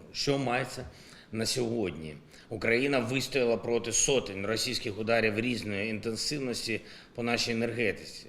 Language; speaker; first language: Ukrainian; non-native, local second language; Russian